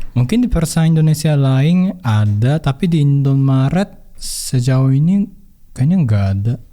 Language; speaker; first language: Indonesian; non-native, fluent; Japanese